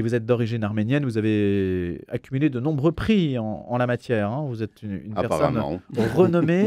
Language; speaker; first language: French; native; French